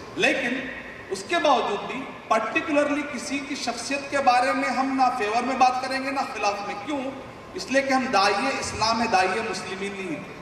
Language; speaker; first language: Urdu; native; Urdu